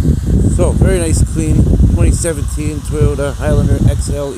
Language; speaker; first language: English; native; English